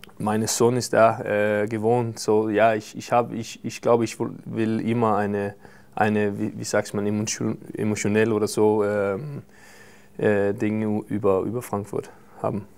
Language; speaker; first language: German; non-native, fluent; Danish